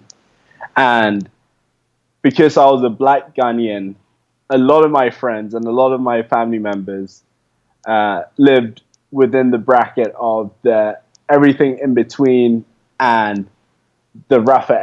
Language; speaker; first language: English; native; English